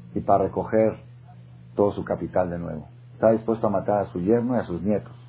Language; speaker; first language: Spanish; non-native, fluent; Hebrew